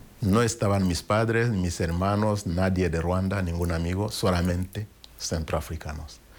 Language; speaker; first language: Spanish; non-native, fluent; Kinyarwanda